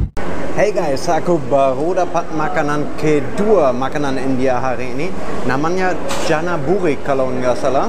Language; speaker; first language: Indonesian; non-native, fluent; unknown